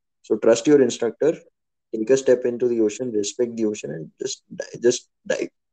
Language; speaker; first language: English; non-native, local second language; Hindi